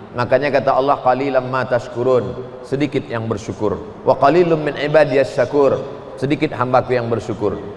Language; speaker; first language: Indonesian; native; Indonesian